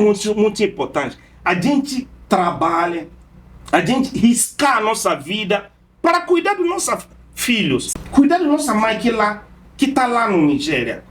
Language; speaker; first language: Portuguese; non-native, fluent; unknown